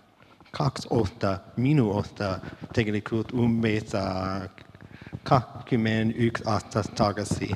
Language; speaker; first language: Estonian; non-native, learner; English